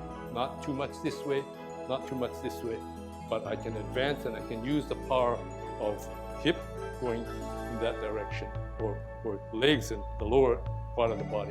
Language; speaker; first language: English; native; English